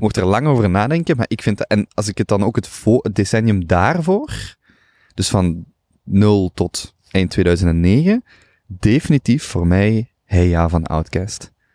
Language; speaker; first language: Dutch; native; Dutch